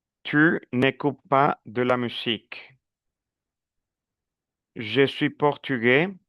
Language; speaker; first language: French; non-native, fluent; Spanish